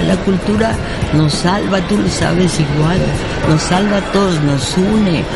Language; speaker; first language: Spanish; early bilingual, other home language; French